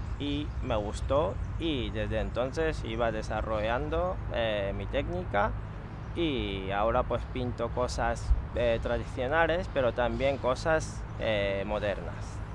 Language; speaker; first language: Spanish; non-native, fluent; Japanese